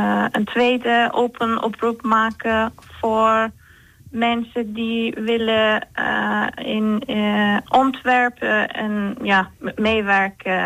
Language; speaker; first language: Dutch; non-native, learner; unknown